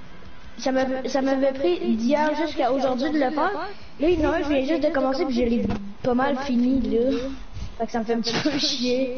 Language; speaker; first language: French; native; French